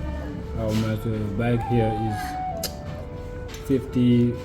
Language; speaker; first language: English; non-native, learner; Wolof